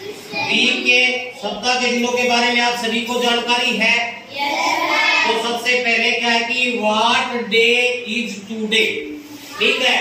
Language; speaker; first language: Hindi; native; Hindi